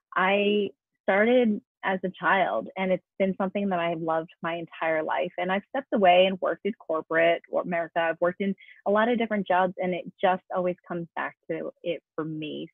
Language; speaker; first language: English; native; English